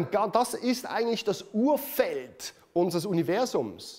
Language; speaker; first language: German; native; German